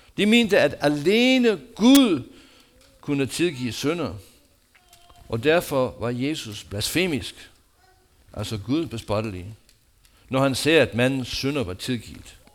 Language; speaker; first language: Danish; non-native, fluent; English